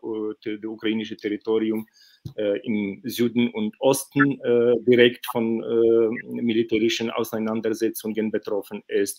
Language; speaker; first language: German; non-native, fluent; Ukrainian